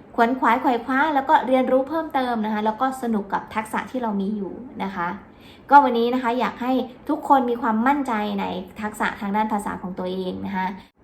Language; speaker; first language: Thai; native; Thai